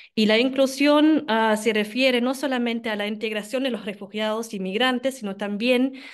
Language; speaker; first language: Spanish; non-native, fluent; German